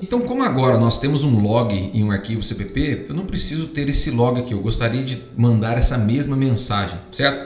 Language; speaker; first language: Portuguese; native; Portuguese